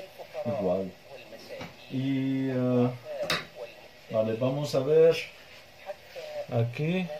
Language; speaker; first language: Spanish; non-native, fluent; Arabic